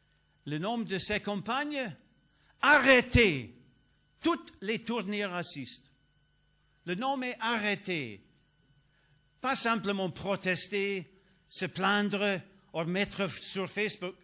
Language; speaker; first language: French; non-native, learner; English